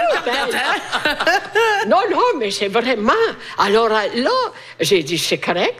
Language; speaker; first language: French; non-native, fluent; Italian